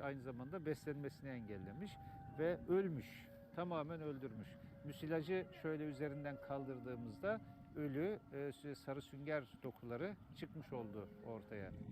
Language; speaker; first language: Turkish; native; Turkish